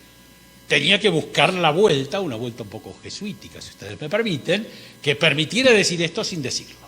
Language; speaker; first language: Spanish; native; Spanish